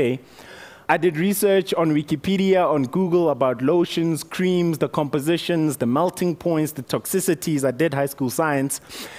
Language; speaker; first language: English; non-native, local second language; Northern Sotho